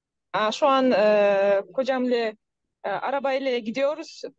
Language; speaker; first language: Turkish; non-native, learner; Kyrgyz